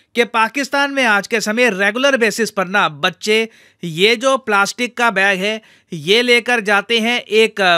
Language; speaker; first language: Hindi; native; Hindi